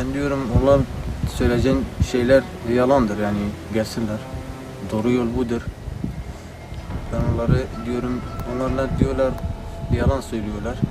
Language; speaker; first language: Turkish; non-native, learner; Kurdish